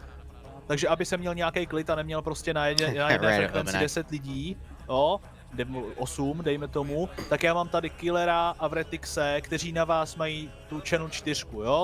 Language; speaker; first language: Czech; native; Czech